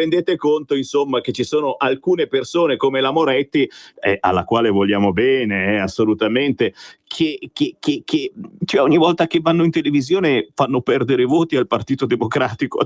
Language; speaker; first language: Italian; native; Italian